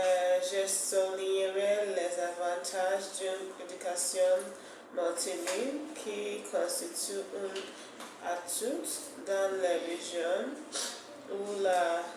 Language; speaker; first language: French; non-native, fluent; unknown